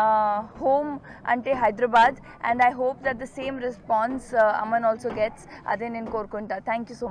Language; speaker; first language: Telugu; non-native, fluent; Punjabi